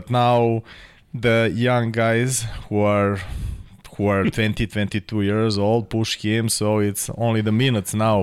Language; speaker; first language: English; non-native, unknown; Serbian